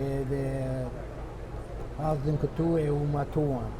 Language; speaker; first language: Albanian; early bilingual, heritage; Albanian